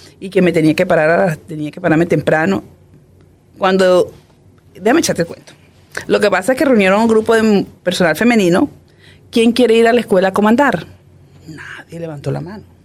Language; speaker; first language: Spanish; native; Spanish